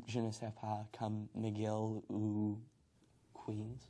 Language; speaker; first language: French; non-native, learner; English